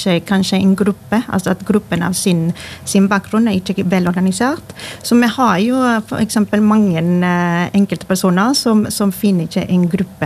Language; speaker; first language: Norwegian; non-native, fluent; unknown